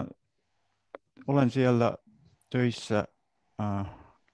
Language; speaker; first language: Finnish; non-native, learner; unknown